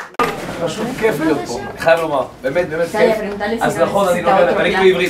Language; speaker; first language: Hebrew; non-native, fluent; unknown